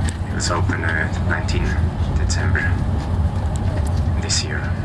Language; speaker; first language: English; non-native, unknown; German